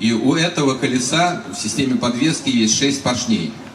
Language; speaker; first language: Russian; native; Russian